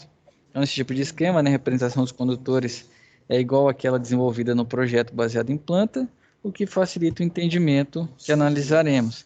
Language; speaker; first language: Portuguese; native; Portuguese